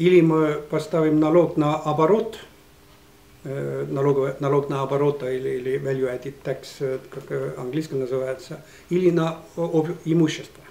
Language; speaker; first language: Russian; non-native, fluent; Estonian